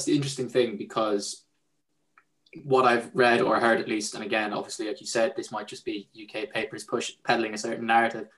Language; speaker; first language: English; native; English